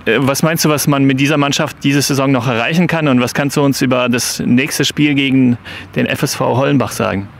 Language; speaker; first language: German; native; German